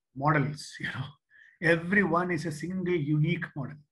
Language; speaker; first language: English; non-native, local second language; Malayalam